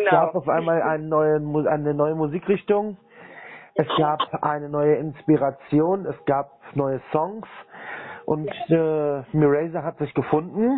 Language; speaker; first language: German; native; German